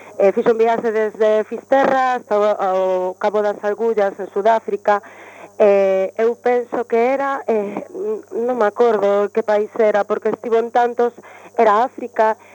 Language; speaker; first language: Galician; non-native, local second language; Spanish